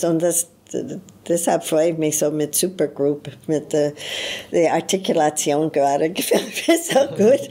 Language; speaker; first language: German; non-native, fluent; English